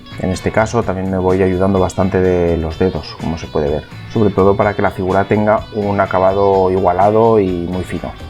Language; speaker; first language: Spanish; native; Spanish